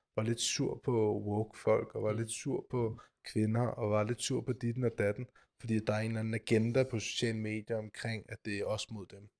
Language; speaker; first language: Danish; native; Danish